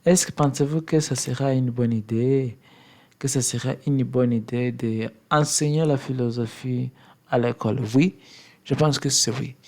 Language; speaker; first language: French; non-native, learner; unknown